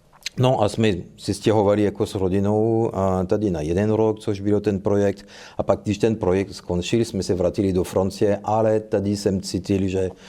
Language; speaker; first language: Czech; non-native, fluent; French